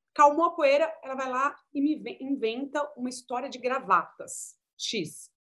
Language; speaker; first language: Portuguese; native; Portuguese